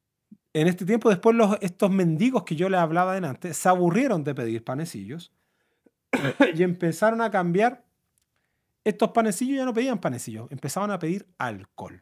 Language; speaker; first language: Spanish; native; Spanish